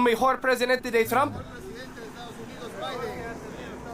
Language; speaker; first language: Spanish; non-native, learner; English